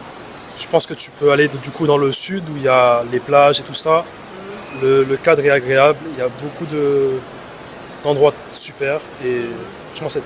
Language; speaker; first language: French; early bilingual, other home language; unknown